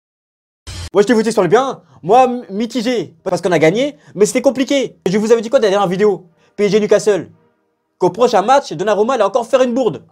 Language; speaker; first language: French; native; French